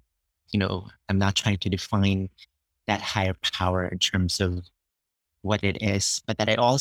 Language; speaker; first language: English; non-native, local second language; Cebuano